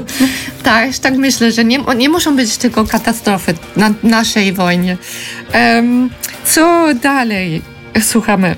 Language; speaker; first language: Polish; non-native, learner; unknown